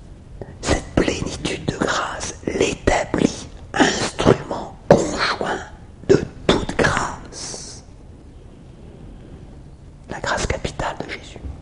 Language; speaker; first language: French; native; French